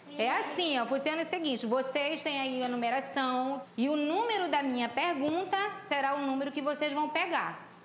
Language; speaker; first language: Portuguese; native; Portuguese